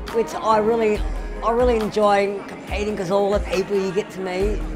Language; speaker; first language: English; native; English